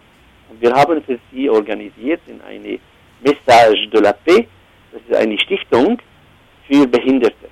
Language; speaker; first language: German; non-native, fluent; Arabic